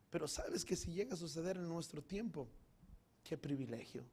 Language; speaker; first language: Spanish; native; Spanish